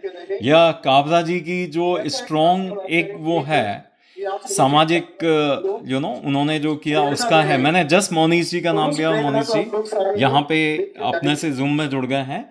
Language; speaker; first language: Hindi; native; Hindi